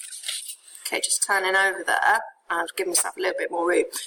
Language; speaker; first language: English; native; English